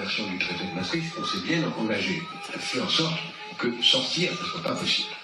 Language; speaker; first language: French; native; French